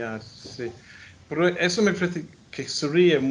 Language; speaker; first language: Spanish; non-native, fluent; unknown